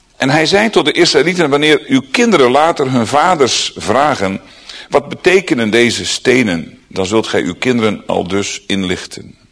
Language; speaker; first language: Dutch; native; Dutch